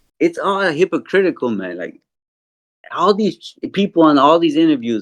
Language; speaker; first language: English; native; English